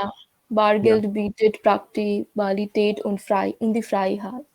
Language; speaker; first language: German; non-native, learner; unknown